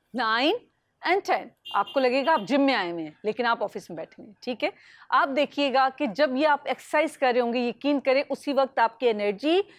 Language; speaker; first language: Urdu; native; Urdu